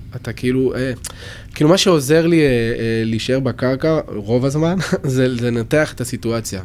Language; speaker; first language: Hebrew; early bilingual, other home language; French